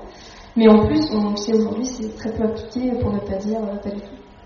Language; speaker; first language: French; native; French